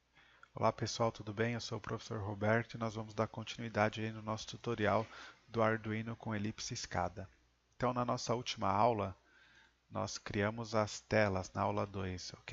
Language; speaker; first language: Portuguese; native; Portuguese